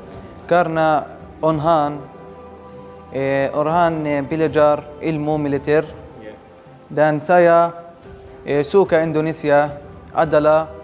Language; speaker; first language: Indonesian; non-native, learner; Arabic